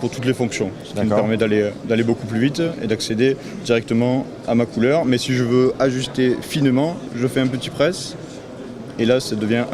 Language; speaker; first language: French; native; French